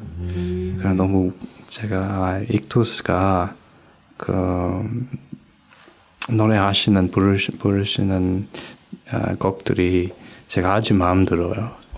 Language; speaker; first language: Korean; non-native, fluent; English